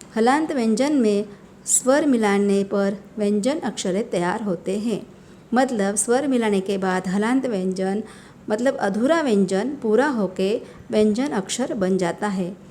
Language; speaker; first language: Hindi; non-native, local second language; Marathi